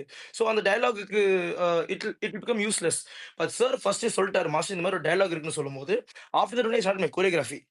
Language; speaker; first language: Tamil; native; Tamil